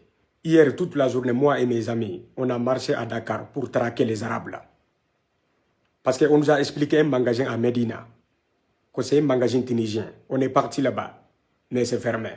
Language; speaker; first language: French; non-native, local second language; Wolof